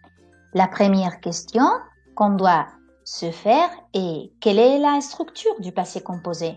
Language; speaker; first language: French; non-native, fluent; Spanish